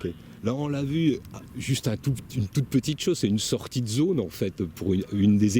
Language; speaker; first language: French; native; French